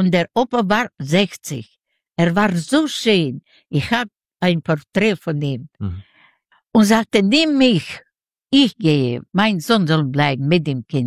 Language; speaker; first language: German; non-native, learner; Yiddish